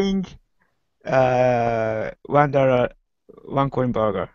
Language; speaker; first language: English; non-native, learner; Japanese